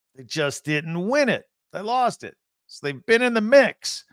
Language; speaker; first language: English; native; English